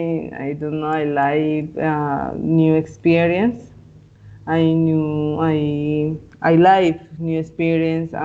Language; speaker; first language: English; non-native, learner; Spanish